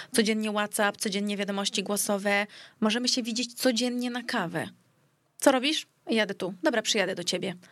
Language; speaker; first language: Polish; early bilingual, heritage; Greek